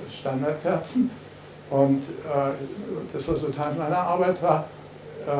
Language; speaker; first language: German; native; German